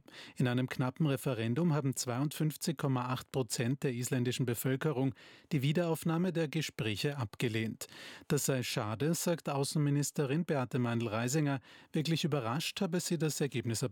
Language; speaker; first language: German; native; German